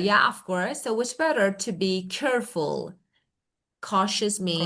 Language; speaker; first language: English; non-native, fluent; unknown